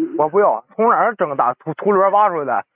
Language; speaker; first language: Chinese; native; Chinese